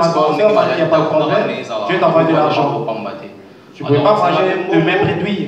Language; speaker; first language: French; non-native, local second language; Lingala